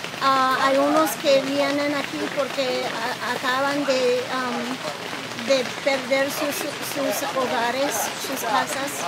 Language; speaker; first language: Spanish; non-native, learner; English